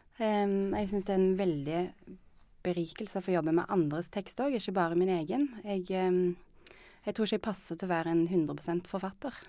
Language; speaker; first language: Norwegian; native; Norwegian